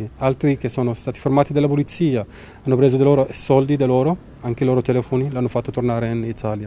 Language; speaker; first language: Italian; non-native, learner; Arabic